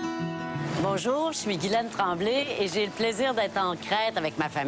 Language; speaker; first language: French; native; French